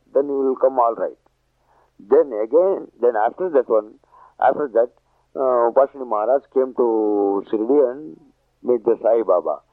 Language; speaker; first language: English; non-native, local second language; Marathi